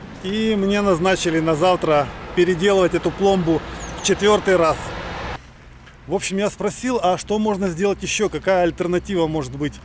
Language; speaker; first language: Russian; native; Russian